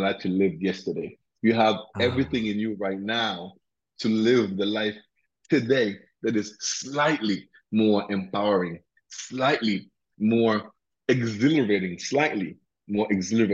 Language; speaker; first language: English; non-native, local second language; French